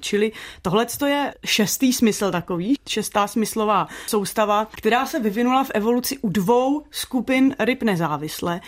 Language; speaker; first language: Czech; native; Czech